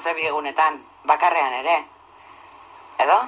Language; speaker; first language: Basque; native; Basque